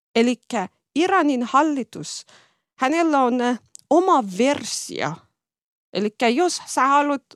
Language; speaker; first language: Finnish; non-native, learner; Persian